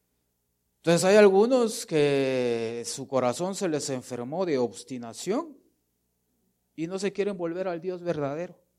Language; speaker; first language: Spanish; native; Spanish